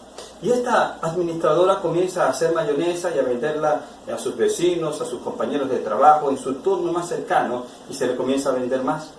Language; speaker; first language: Spanish; native; Spanish